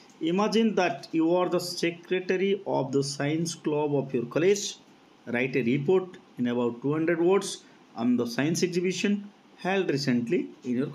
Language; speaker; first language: English; non-native, local second language; Odia